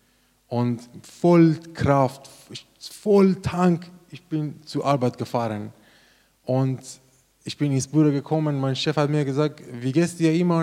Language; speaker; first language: German; non-native, learner; Persian